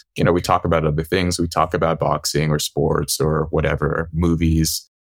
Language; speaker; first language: English; native; English